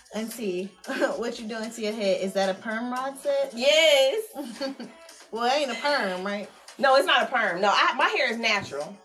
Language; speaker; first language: English; native; English